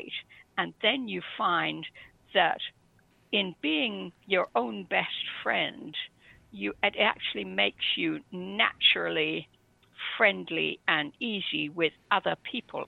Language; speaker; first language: English; native; English